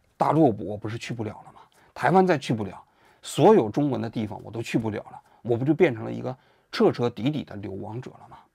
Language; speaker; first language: Chinese; native; Chinese